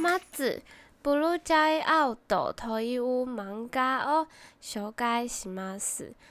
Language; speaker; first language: Japanese; non-native, learner; Chinese